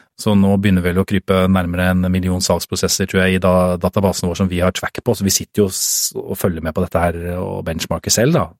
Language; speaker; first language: Norwegian; native; Norwegian